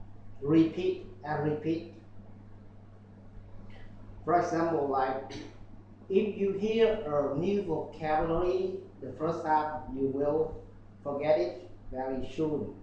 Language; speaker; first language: English; non-native, learner; Vietnamese